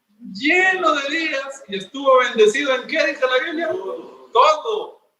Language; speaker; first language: Spanish; native; Spanish